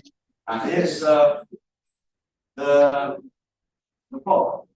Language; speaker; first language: English; non-native, learner; Indonesian